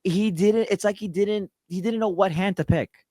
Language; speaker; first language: English; native; English